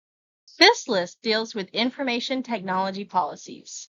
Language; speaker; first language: English; native; English